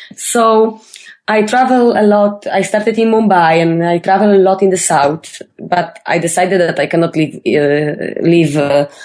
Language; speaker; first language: English; non-native, fluent; Polish